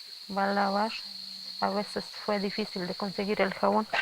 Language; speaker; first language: Spanish; non-native, local second language; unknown